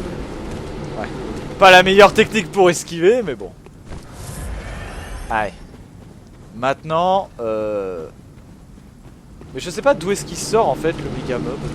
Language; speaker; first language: French; native; French